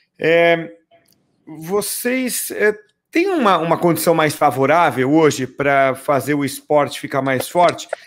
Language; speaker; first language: Portuguese; native; Portuguese